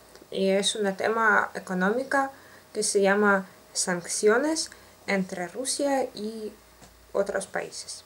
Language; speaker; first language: Spanish; non-native, learner; Russian